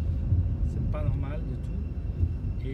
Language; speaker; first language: French; non-native, fluent; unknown